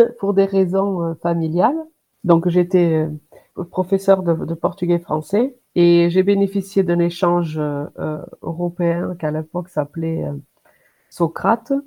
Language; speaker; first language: French; non-native, fluent; Portuguese